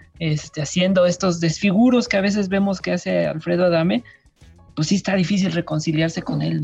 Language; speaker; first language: Spanish; native; Spanish